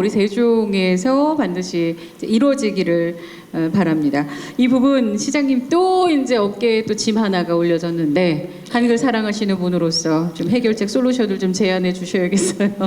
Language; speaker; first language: Korean; native; Korean